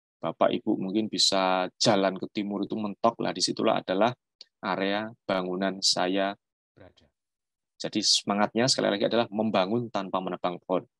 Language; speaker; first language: Indonesian; non-native, local second language; Javanese